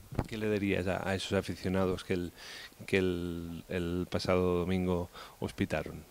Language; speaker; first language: Spanish; native; Spanish